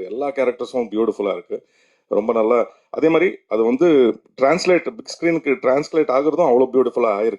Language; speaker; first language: Tamil; native; Tamil